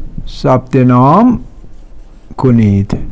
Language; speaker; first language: Persian; non-native, fluent; Urdu